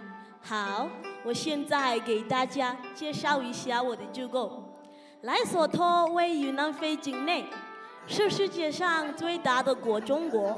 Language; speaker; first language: Chinese; non-native, learner; Southern Sotho